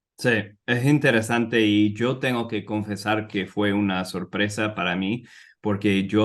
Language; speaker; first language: Spanish; non-native, fluent; English